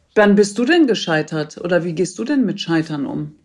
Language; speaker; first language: German; native; German